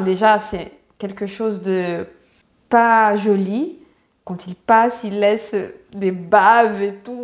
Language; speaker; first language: French; non-native, fluent; Portuguese